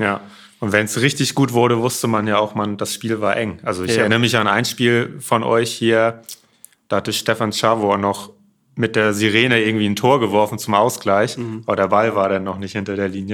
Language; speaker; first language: German; native; German